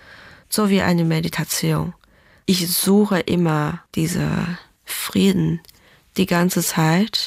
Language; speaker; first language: German; non-native, fluent; Chinese